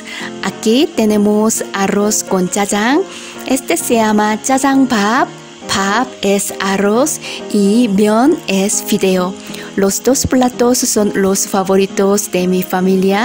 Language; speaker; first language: Spanish; non-native, fluent; Korean